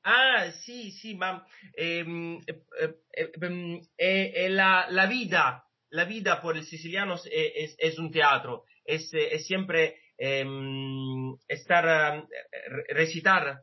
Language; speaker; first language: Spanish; non-native, learner; Italian